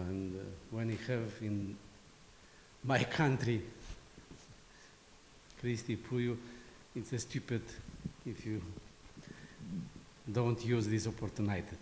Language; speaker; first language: English; non-native, fluent; Romanian